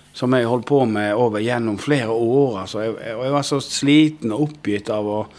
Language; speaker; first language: Norwegian; native; Norwegian